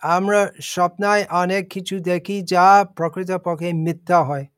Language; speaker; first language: Bangla; non-native, fluent; English